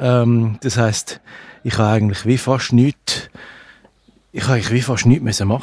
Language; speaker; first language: German; native; German